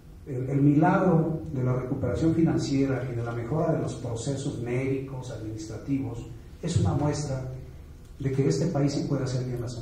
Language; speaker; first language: Spanish; native; Spanish